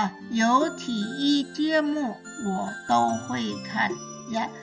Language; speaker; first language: Chinese; non-native, fluent; Indonesian